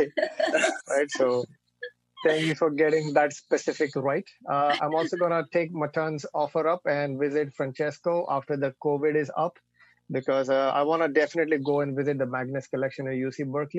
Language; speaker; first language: English; non-native, local second language; Marathi